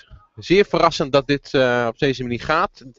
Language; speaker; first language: Dutch; native; Dutch